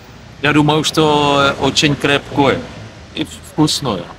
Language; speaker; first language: Russian; non-native, learner; Czech